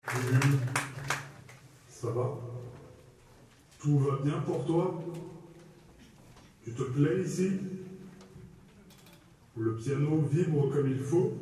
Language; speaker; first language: French; native; French